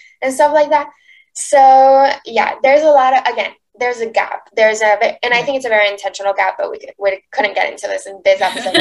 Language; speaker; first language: English; early bilingual, other home language; Spanish